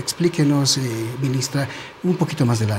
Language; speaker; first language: Spanish; native; Spanish